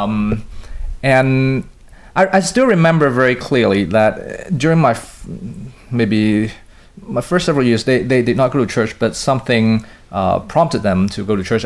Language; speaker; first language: English; non-native, local second language; Cantonese